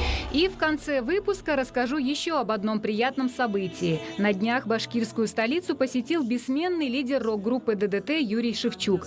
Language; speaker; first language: Russian; native; Russian